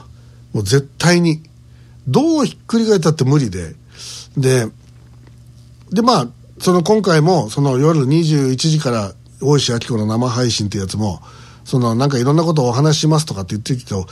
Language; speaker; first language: Japanese; native; Japanese